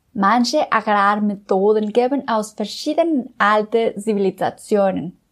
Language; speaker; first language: German; non-native, learner; Spanish